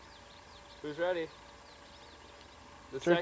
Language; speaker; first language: English; native; English